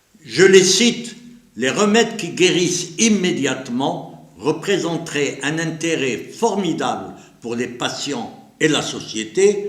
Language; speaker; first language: French; native; French